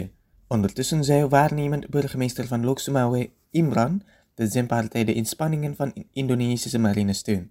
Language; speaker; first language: Dutch; non-native, fluent; Indonesian